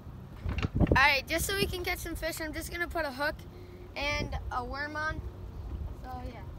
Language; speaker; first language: English; native; English